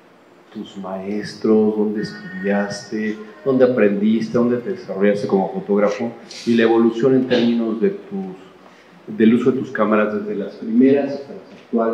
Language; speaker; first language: Spanish; native; Spanish